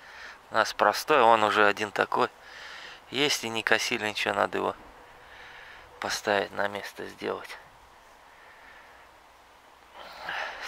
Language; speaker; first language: Russian; native; Russian